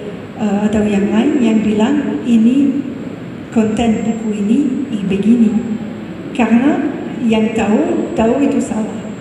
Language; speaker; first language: Indonesian; non-native, fluent; English